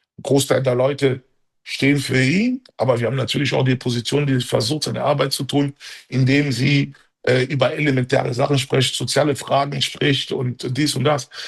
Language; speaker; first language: German; early bilingual, other home language; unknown